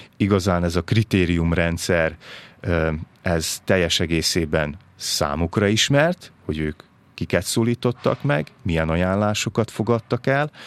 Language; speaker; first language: Hungarian; native; Hungarian